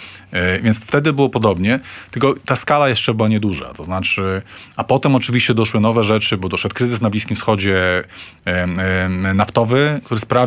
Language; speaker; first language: Polish; native; Polish